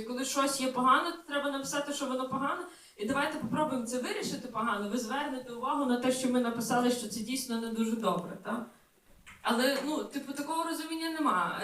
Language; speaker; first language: Ukrainian; native; Ukrainian